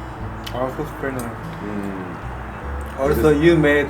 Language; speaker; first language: English; non-native, learner; Korean